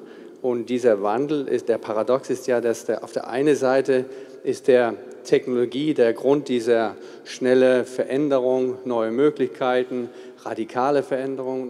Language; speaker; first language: German; non-native, fluent; Danish